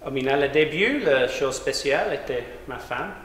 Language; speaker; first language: French; non-native, learner; English